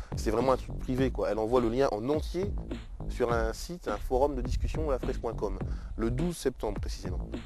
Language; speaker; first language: French; native; French